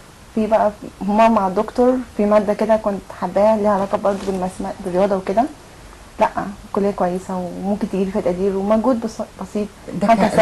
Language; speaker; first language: Arabic; native; Arabic